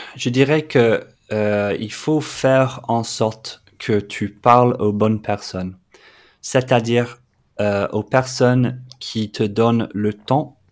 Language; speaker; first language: French; non-native, fluent; English